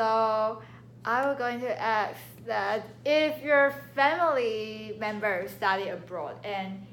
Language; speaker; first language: English; non-native, learner; Chinese